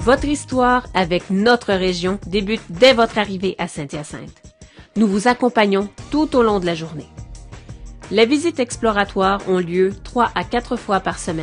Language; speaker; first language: French; native; French